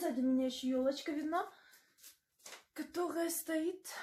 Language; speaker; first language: Russian; non-native, learner; German